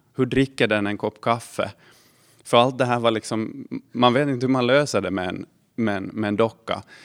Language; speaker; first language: Swedish; native; Swedish